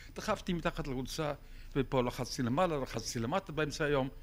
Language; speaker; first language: Hebrew; non-native, fluent; Lithuanian